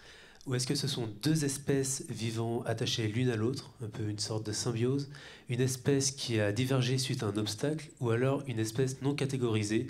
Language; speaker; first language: French; native; French